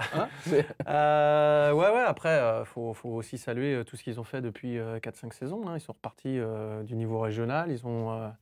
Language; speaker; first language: French; native; French